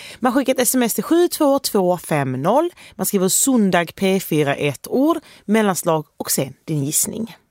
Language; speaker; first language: Swedish; native; Swedish